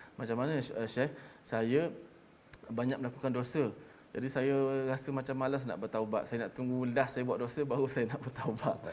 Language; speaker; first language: Malay; native; Malay